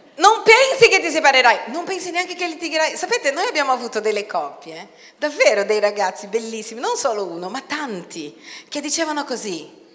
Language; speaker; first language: Italian; non-native, fluent; Portuguese